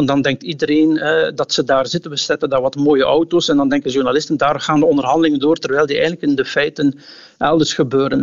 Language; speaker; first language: Dutch; native; Dutch